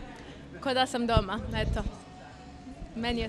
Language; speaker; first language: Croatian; early bilingual, heritage; Croatian